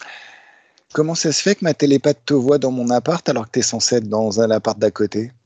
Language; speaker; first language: French; native; French